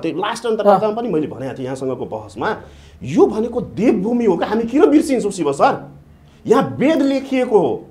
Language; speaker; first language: Nepali; non-native, local second language; Maithili